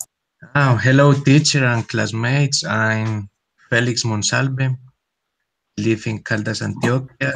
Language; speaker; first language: English; non-native, learner; Spanish